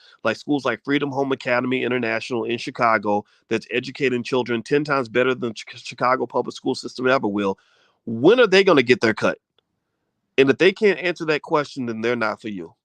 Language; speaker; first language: English; native; English